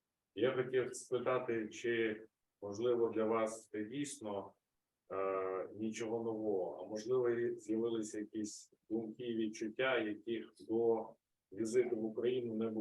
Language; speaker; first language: Ukrainian; native; Ukrainian